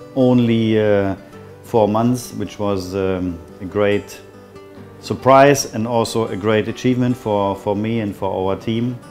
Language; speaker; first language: English; non-native, fluent; German